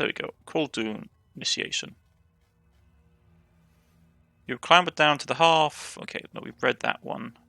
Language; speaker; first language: English; native; English